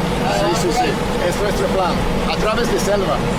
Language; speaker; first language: Spanish; non-native, learner; English